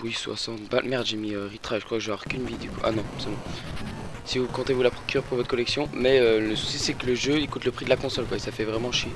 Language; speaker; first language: French; native; French